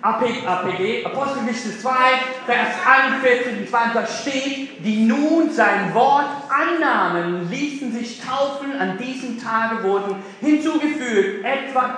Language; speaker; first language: German; non-native, fluent; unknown